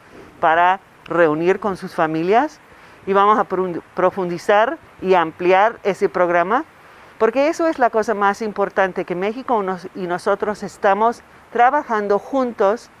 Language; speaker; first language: Spanish; non-native, fluent; English